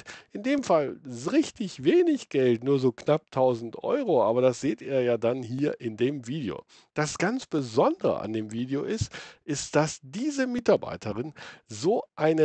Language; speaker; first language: German; native; German